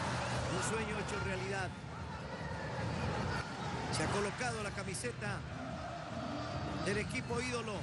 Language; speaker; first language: Spanish; native; Spanish